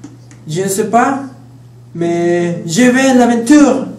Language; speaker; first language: French; non-native, learner; Spanish